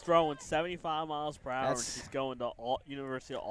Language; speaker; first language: English; native; English